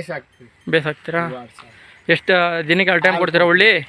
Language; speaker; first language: Kannada; native; Kannada